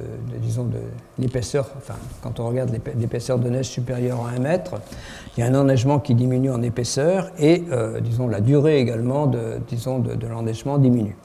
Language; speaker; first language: French; native; French